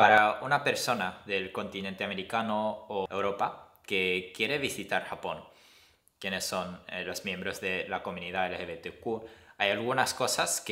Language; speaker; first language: Spanish; non-native, fluent; Japanese